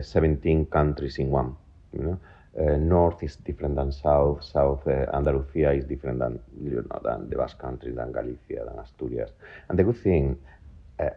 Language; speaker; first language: English; non-native, fluent; Spanish